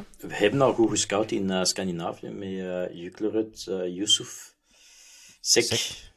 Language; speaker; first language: Dutch; native; Dutch